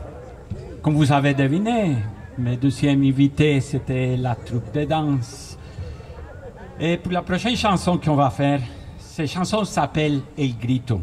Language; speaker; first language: French; non-native, fluent; Spanish